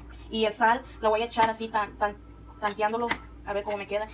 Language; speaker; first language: Spanish; early bilingual, heritage; Spanish